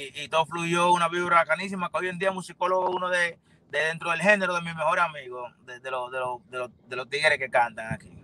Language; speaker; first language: Spanish; native; Spanish